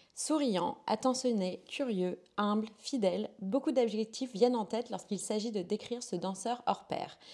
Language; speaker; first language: French; native; French